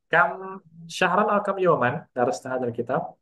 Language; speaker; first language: Arabic; non-native, fluent; Indonesian